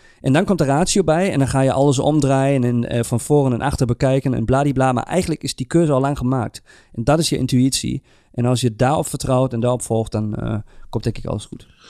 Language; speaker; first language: Dutch; non-native, fluent; German